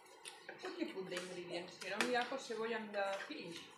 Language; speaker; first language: English; non-native, learner; Spanish